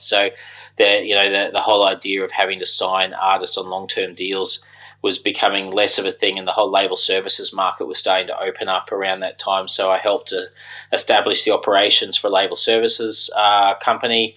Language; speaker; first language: English; native; English